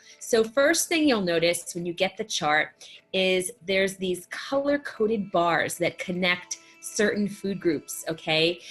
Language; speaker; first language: English; native; English